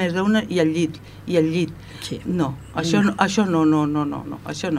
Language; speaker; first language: Catalan; native; Catalan